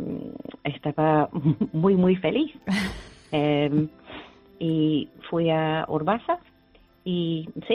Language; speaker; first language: Spanish; non-native, learner; English